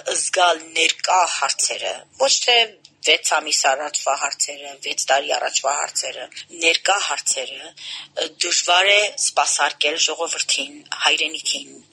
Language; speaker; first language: Armenian; early bilingual, heritage; Armenian